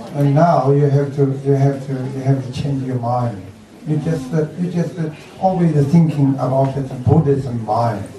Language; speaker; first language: English; non-native, learner; Chinese